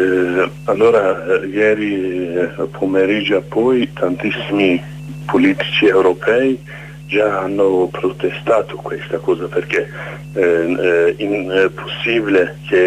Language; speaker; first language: Italian; non-native, learner; Kurdish